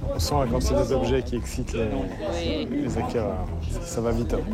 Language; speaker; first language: French; native; French